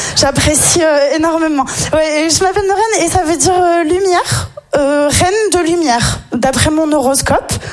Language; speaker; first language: French; native; French